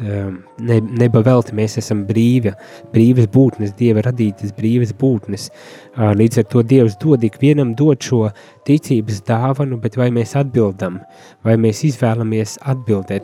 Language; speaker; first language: Latvian; native; Latvian